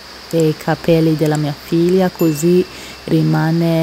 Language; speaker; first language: Italian; non-native, learner; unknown